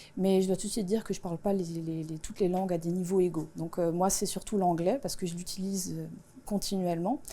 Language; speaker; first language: French; non-native, local second language; Swiss German